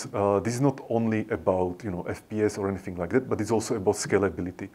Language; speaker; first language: English; non-native, fluent; Slovak